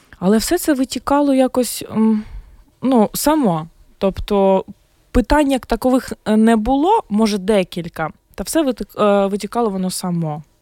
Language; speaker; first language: Ukrainian; non-native, local second language; Russian